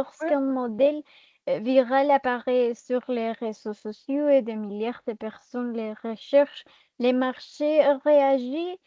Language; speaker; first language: French; non-native, fluent; Spanish